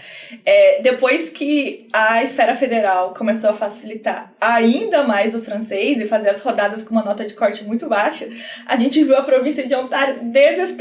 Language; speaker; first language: Portuguese; native; Portuguese